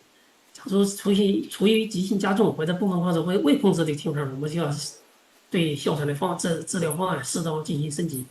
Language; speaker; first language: Chinese; non-native, local second language; Indonesian